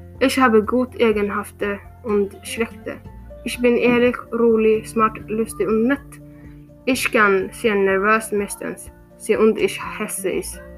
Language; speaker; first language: German; non-native, learner; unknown